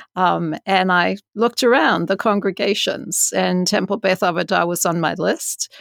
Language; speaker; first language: English; native; English